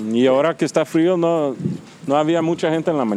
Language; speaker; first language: Spanish; early bilingual, heritage; Spanish